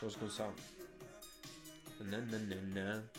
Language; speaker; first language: French; non-native, fluent; Italian